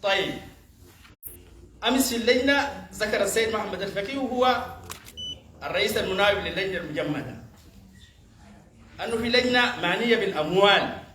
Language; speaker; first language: Arabic; native; Arabic